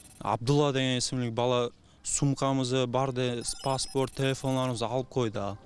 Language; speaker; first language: Kyrgyz; non-native, local second language; Uzbek